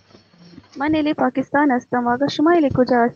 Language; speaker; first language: Persian; non-native, learner; Urdu